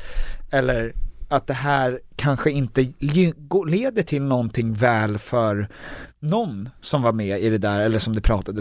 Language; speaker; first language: Swedish; native; Swedish